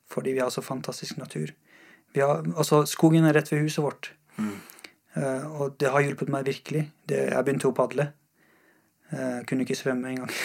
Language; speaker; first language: Norwegian; non-native, fluent; Persian